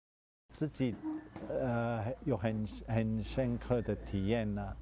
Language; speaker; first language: Chinese; non-native, fluent; German